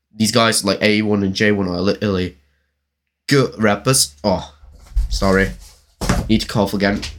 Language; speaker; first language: English; non-native, learner; German